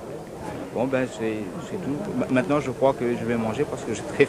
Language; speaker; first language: French; non-native, local second language; Morisyen